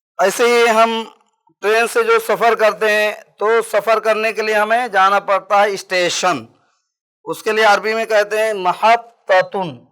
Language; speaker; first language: Urdu; native; Urdu